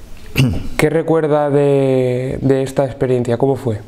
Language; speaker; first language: Spanish; non-native, fluent; Russian